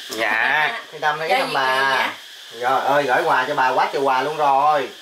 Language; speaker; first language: Vietnamese; native; Vietnamese